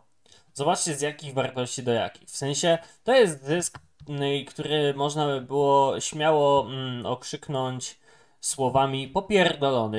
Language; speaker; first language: Polish; native; Polish